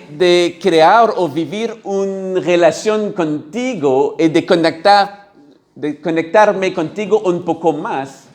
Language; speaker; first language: Spanish; non-native, learner; French